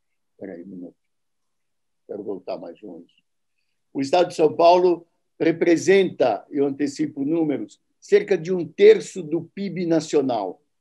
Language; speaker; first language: Portuguese; native; Portuguese